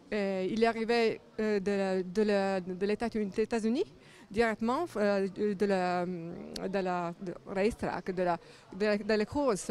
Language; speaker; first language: French; non-native, learner; Italian